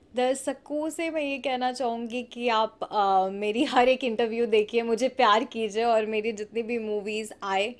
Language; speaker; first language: Hindi; native; Hindi